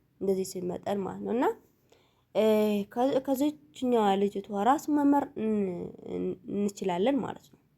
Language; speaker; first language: Amharic; non-native, local second language; Tigrinya